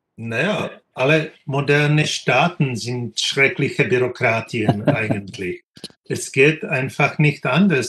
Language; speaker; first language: German; non-native, fluent; Czech